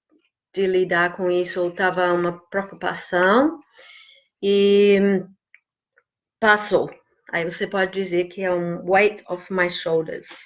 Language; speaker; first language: Portuguese; non-native, fluent; English